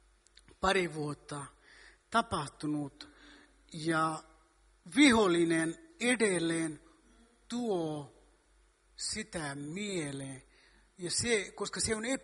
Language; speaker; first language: Finnish; non-native, fluent; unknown